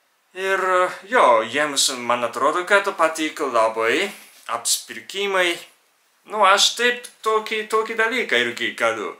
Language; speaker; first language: Lithuanian; non-native, fluent; Japanese